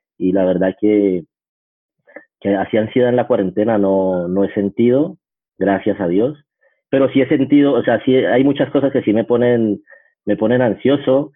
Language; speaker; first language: Spanish; native; Spanish